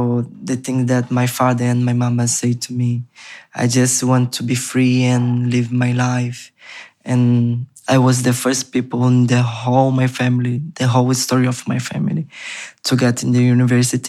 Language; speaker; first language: English; non-native, learner; Portuguese